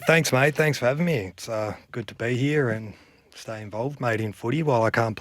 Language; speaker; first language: English; native; English